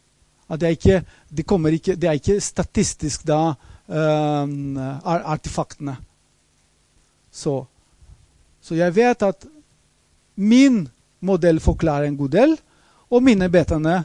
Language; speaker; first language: Norwegian; non-native, fluent; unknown